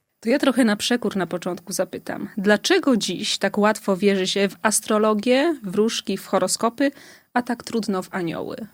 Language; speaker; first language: Polish; native; Polish